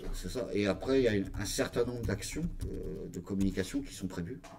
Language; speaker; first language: French; native; French